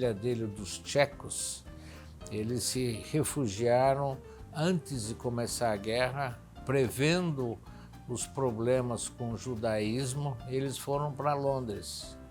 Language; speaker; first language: Portuguese; early bilingual, other home language; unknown